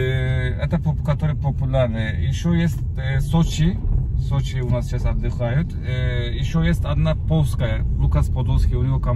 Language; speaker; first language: Russian; non-native, fluent; Turkish